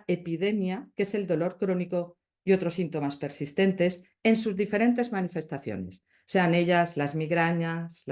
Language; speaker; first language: Spanish; native; Spanish